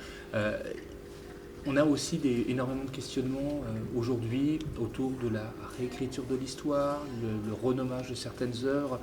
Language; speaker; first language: French; native; French